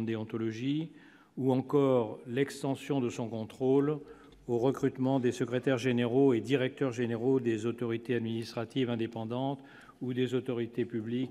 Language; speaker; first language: French; native; French